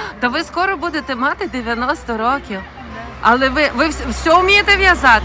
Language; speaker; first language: Ukrainian; native; Ukrainian